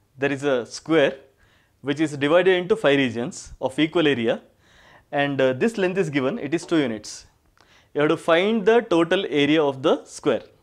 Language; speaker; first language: English; non-native, local second language; Kannada